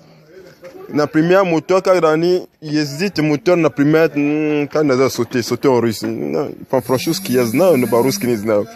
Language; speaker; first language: Russian; non-native, learner; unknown